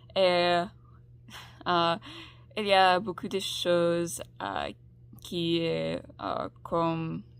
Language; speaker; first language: French; non-native, learner; English